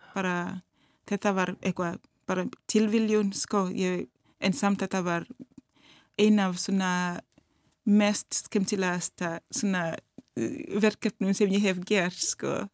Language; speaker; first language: Icelandic; non-native, fluent; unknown